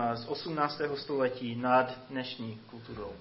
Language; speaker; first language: Czech; non-native, fluent; English